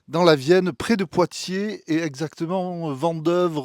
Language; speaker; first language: French; native; French